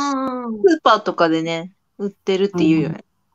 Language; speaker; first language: Japanese; native; Japanese